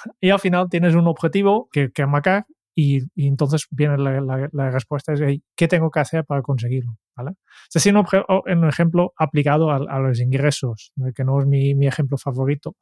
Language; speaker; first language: Spanish; non-native, fluent; Dutch